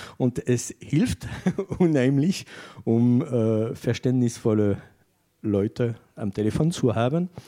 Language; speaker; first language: German; non-native, fluent; French